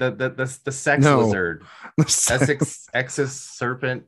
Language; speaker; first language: English; native; English